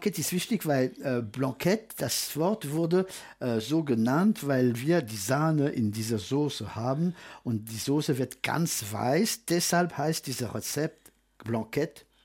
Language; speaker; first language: German; non-native, fluent; French